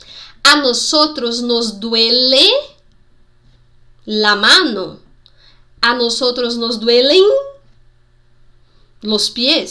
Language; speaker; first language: Spanish; non-native, fluent; Portuguese